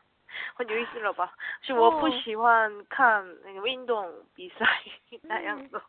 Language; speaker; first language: Chinese; non-native, learner; Korean